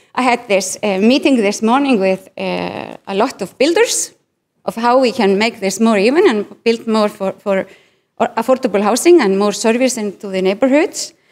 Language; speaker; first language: English; non-native, fluent; Icelandic